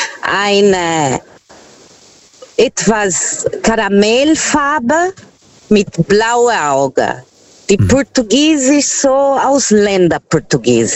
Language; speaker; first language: German; non-native, fluent; Portuguese